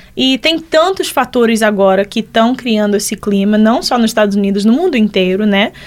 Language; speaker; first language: Portuguese; early bilingual, heritage; Portuguese